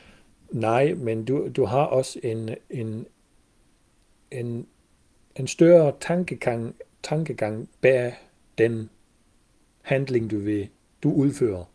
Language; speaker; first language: Danish; non-native, fluent; German